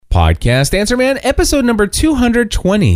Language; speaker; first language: English; native; English